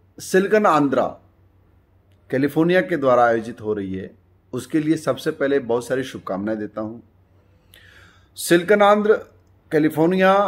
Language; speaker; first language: Hindi; native; Hindi